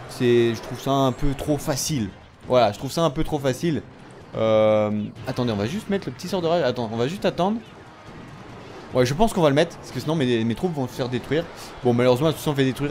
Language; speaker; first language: French; native; French